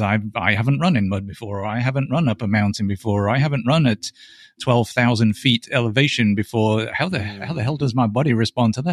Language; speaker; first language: English; native; English